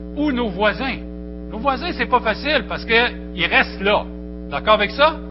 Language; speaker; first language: French; native; French